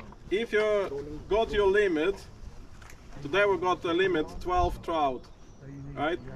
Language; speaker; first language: English; non-native, fluent; Russian